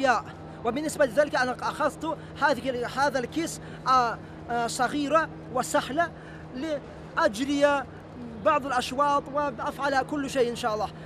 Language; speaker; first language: Arabic; non-native, fluent; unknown